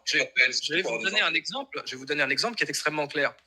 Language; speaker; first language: French; native; French